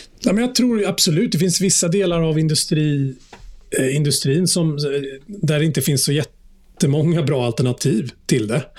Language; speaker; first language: Swedish; native; Swedish